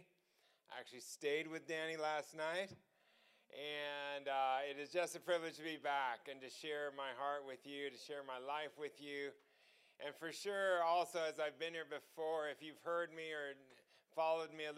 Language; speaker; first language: English; native; English